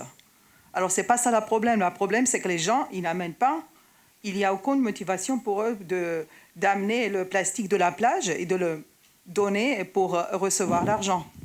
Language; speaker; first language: French; non-native, fluent; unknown